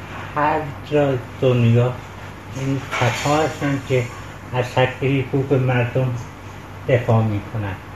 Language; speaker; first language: Persian; non-native, local second language; Central Kurdish